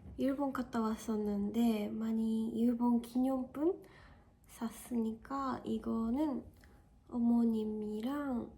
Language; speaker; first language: Korean; non-native, learner; Japanese